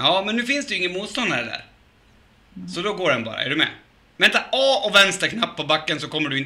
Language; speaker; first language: Swedish; native; Swedish